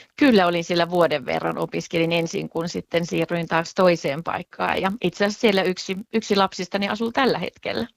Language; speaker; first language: Finnish; native; Finnish